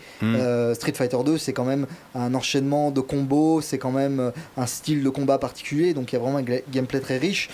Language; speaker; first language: French; native; French